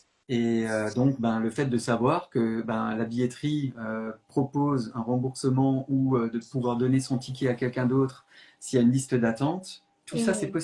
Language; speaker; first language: French; native; French